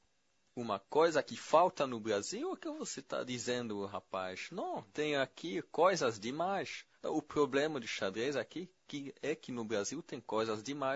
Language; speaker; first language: Portuguese; non-native, fluent; French